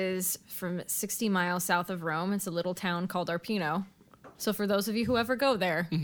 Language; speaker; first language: English; native; English